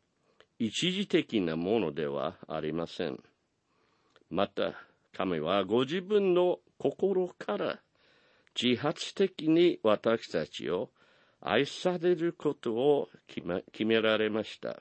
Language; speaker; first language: Japanese; non-native, fluent; English